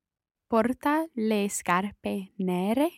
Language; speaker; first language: Italian; non-native, learner; English